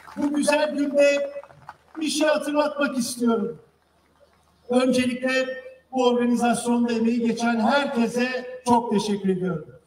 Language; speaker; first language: Turkish; native; Turkish